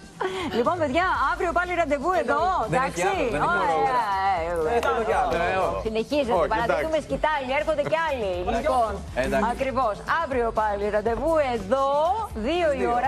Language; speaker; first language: Greek; native; Greek